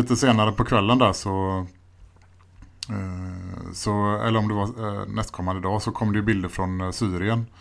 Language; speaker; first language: Swedish; native; Swedish